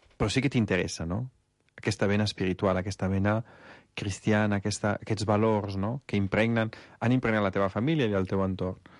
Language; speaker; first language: Catalan; non-native, fluent; Italian